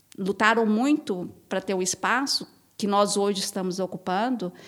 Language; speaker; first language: Portuguese; native; Portuguese